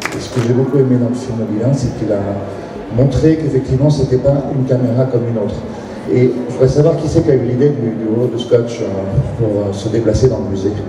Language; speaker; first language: French; native; French